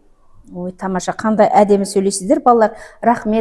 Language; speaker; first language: Kazakh; native; Kazakh